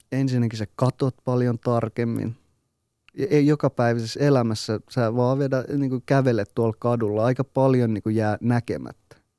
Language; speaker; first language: Finnish; early bilingual, other home language; Persian